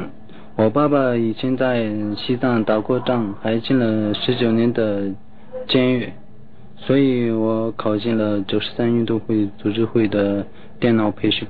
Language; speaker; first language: Chinese; non-native, local second language; Tibetan